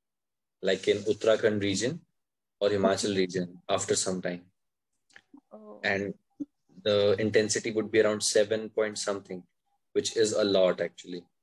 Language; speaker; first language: English; non-native, local second language; Hindi